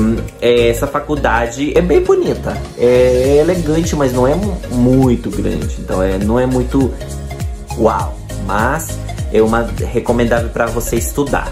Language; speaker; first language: Portuguese; non-native, fluent; Spanish